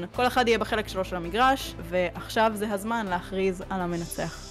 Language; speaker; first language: Hebrew; native; Hebrew